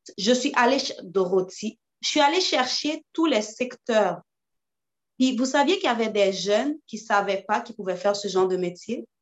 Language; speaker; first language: French; early bilingual, other home language; Haitian Creole